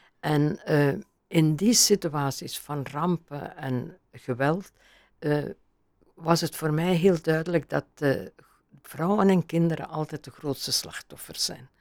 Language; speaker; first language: Dutch; native; Dutch